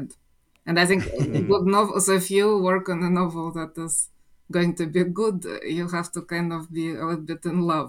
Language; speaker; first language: English; non-native, fluent; Russian